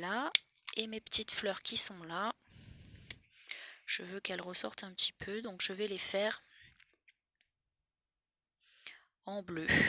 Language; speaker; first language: French; native; French